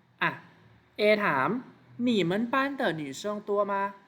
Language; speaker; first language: Chinese; non-native, fluent; Thai